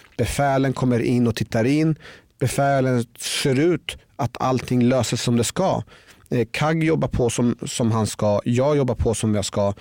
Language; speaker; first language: Swedish; early bilingual, other home language; Persian